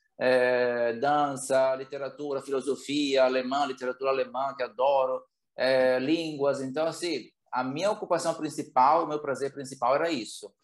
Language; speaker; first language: Portuguese; non-native, fluent; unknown